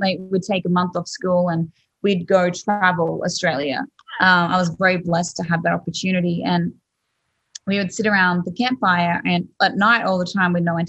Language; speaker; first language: English; native; English